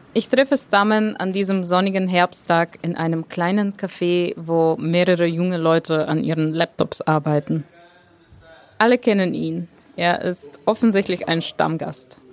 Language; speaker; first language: German; non-native, fluent; Bulgarian